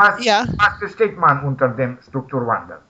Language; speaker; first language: German; non-native, learner; Russian